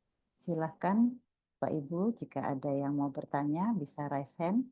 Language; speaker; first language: Indonesian; native; Indonesian